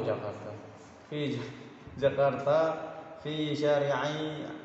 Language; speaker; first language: Arabic; non-native, learner; Indonesian